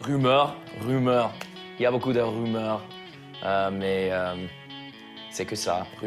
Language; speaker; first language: French; non-native, learner; English